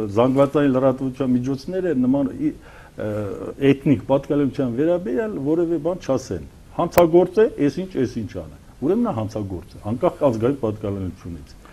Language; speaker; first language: Armenian; non-native, local second language; Kurdish